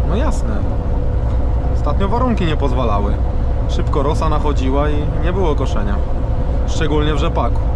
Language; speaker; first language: Polish; native; Polish